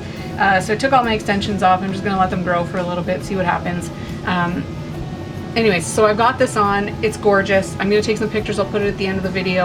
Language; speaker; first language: English; native; English